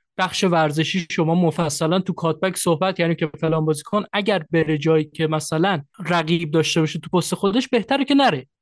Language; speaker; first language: Persian; native; Persian